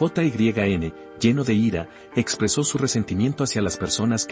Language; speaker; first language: Spanish; native; Spanish